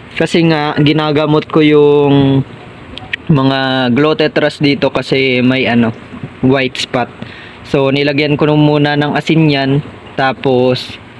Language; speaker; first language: Filipino; non-native, local second language; Bikol